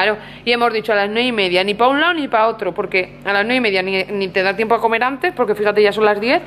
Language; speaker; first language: Spanish; native; Spanish